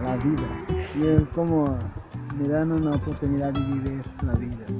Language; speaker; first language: Spanish; early bilingual, heritage; Spanish